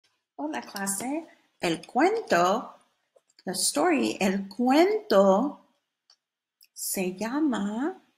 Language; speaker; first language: Spanish; non-native, fluent; English